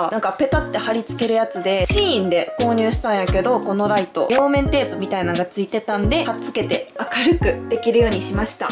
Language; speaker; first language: Japanese; native; Japanese